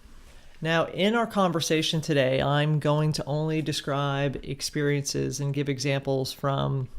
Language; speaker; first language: English; native; English